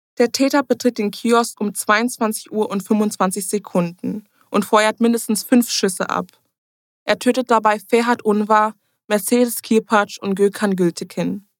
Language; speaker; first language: German; early bilingual, other home language; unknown